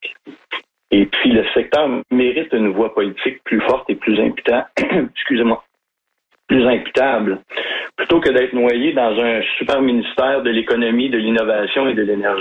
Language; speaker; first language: French; native; French